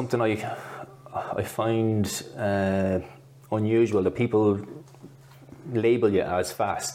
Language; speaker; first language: English; native; English